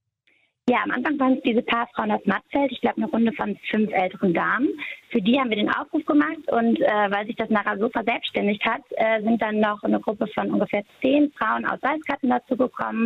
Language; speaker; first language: German; native; German